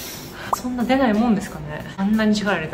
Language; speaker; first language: Japanese; native; Japanese